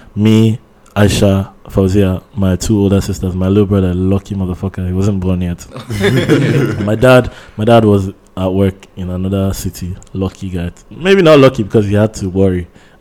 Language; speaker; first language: English; non-native, local second language; Yoruba